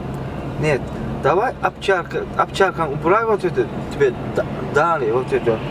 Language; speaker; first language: Russian; non-native, learner; Turkmen